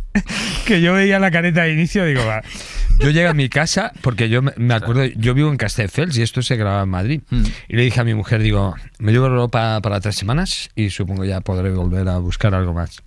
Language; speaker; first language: Spanish; native; Spanish